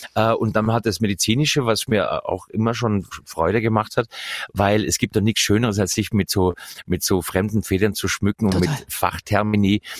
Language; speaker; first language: German; native; German